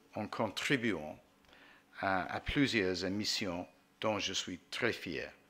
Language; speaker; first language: French; non-native, fluent; English